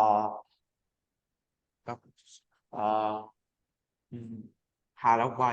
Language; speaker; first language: English; non-native, learner; Vietnamese